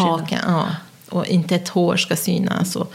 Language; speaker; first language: Swedish; non-native, fluent; Persian